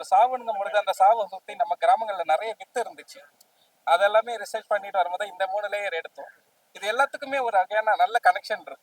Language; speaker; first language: Tamil; native; Tamil